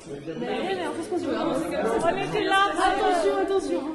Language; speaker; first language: French; native; French